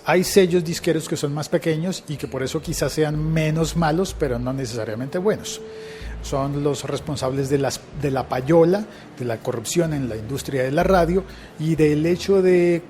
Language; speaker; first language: Spanish; native; Spanish